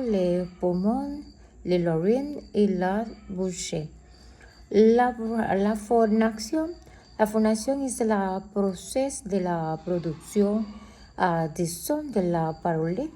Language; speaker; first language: French; non-native, learner; Spanish